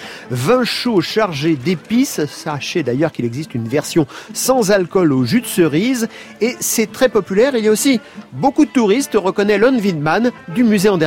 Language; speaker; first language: French; native; French